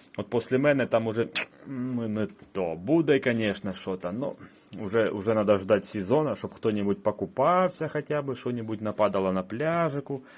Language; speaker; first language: Ukrainian; non-native, local second language; Russian